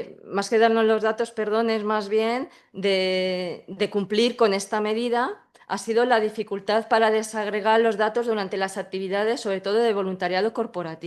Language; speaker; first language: Spanish; native; Spanish